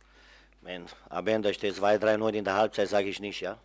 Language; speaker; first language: German; non-native, fluent; Romanian